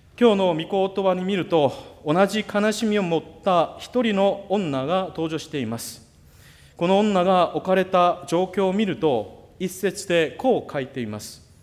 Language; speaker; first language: Japanese; non-native, fluent; Korean